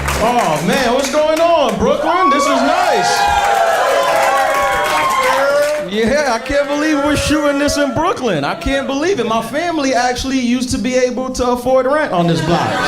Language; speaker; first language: English; native; English